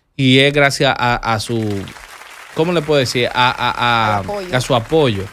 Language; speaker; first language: Spanish; native; Spanish